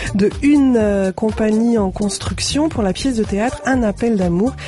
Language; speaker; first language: French; native; French